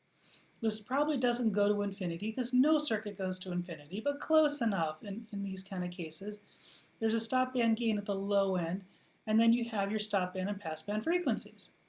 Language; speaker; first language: English; native; English